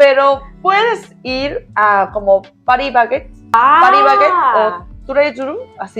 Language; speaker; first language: Spanish; non-native, learner; Korean